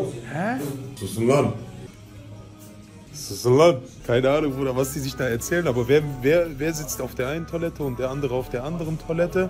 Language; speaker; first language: German; early bilingual, other home language; Turkish